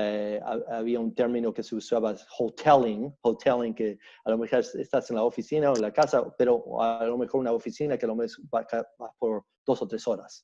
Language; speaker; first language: Spanish; early bilingual, heritage; Spanish